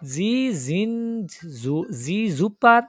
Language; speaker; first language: German; non-native, learner; Bangla